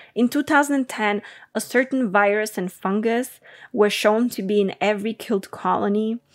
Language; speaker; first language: English; non-native, fluent; Bulgarian